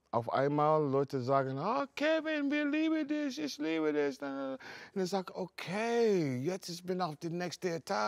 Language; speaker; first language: German; non-native, learner; English